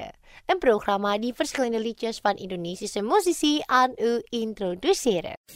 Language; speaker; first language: Dutch; non-native, fluent; Indonesian